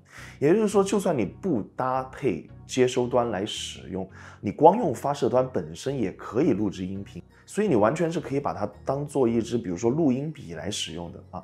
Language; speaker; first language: Chinese; native; Chinese